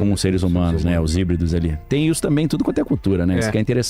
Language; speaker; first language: Portuguese; native; Portuguese